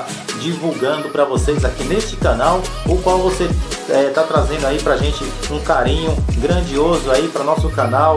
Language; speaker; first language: Portuguese; native; Portuguese